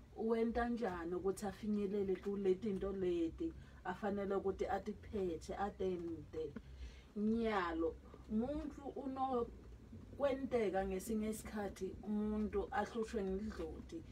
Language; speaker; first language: Zulu; non-native, local second language; Swati